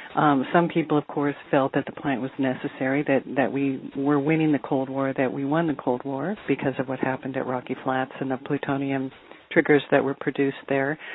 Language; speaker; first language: English; native; English